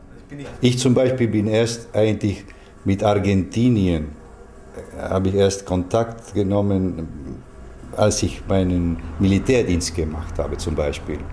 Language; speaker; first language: German; early bilingual, heritage; German